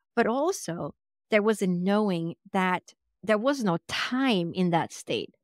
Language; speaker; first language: English; non-native, fluent; Swedish